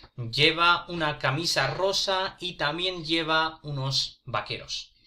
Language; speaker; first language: Spanish; non-native, fluent; Urdu